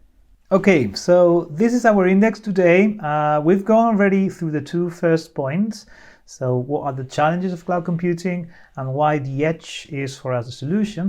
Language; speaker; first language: English; non-native, fluent; Spanish